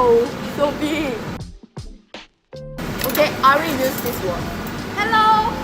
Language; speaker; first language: English; non-native, learner; Japanese